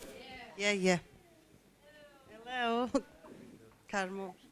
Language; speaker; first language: English; non-native, learner; Portuguese